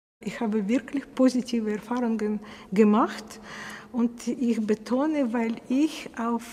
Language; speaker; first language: German; non-native, fluent; Russian